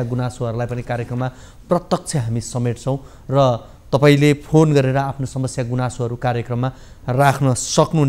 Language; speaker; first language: Nepali; native; Nepali